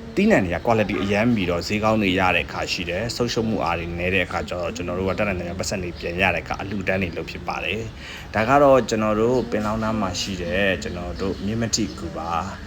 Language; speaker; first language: Burmese; non-native, local second language; Pa'o Karen